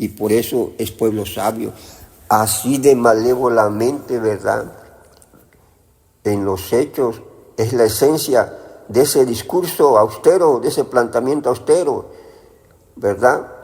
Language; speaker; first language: Spanish; native; Spanish